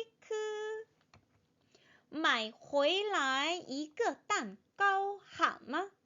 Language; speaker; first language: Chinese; non-native, fluent; Korean